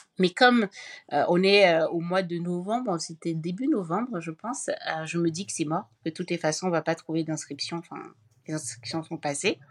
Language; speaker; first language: French; native; French